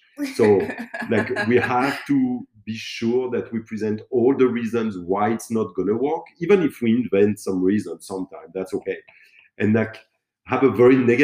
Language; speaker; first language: English; non-native, fluent; French